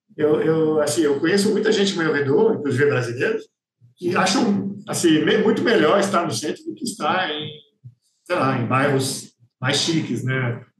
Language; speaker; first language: Portuguese; non-native, fluent; French